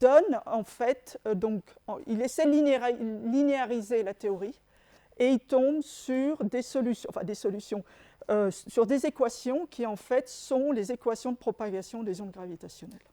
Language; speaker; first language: French; native; French